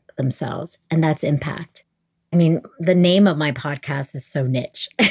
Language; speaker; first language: English; early bilingual, other home language; Vietnamese